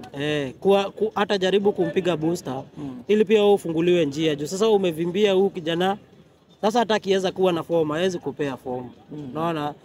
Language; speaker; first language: Swahili; non-native, local second language; Kikuyu